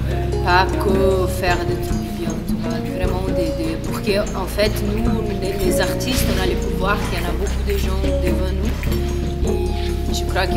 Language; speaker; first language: French; non-native, fluent; Portuguese